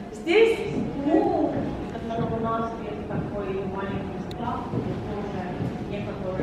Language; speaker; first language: Russian; non-native, local second language; Estonian